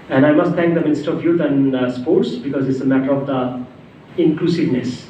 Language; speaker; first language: English; non-native, local second language; Bangla